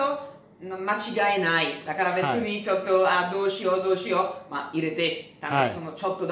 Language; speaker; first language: Japanese; non-native, learner; Italian